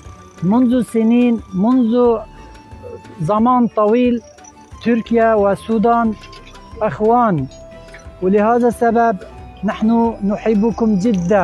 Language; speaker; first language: Arabic; non-native, learner; Indonesian